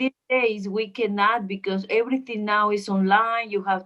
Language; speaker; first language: English; non-native, learner; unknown